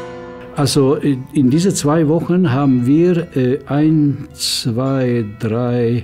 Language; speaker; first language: German; non-native, fluent; Hungarian